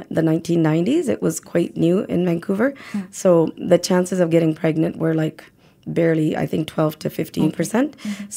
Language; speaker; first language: English; native; English